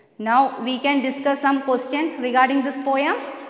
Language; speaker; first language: English; non-native, local second language; Malayalam